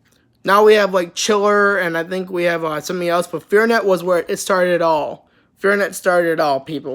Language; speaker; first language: English; native; English